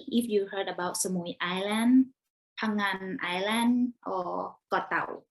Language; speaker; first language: English; non-native, learner; Thai